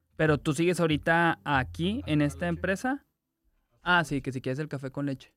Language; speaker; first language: Spanish; native; Spanish